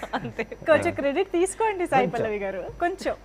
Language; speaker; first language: Telugu; native; Telugu